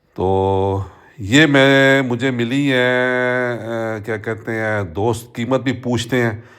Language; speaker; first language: Urdu; non-native, local second language; Punjabi